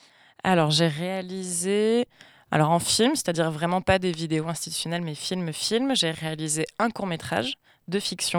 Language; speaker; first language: French; native; French